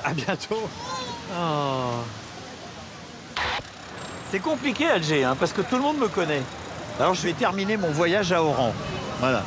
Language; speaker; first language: French; native; French